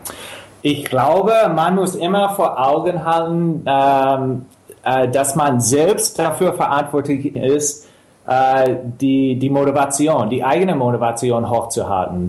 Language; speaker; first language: German; non-native, fluent; English